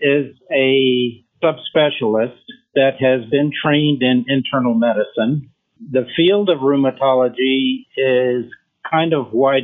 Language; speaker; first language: English; early bilingual, other home language; French